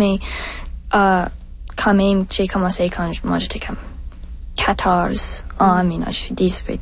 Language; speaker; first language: French; non-native, local second language; English